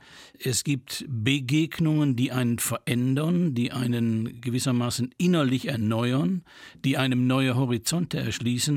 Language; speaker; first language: German; native; German